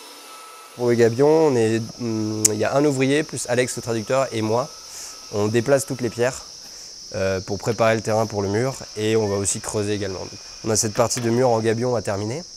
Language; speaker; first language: French; native; French